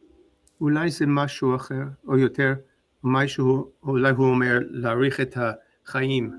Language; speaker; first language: Hebrew; non-native, learner; English